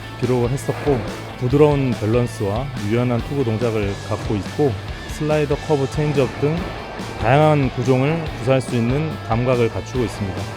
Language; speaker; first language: Korean; native; Korean